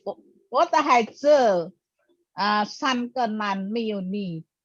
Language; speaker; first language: Chinese; non-native, learner; Indonesian